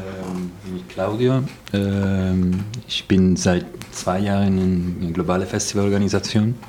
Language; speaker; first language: German; non-native, fluent; Italian